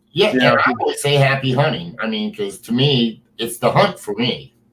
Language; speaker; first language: English; native; English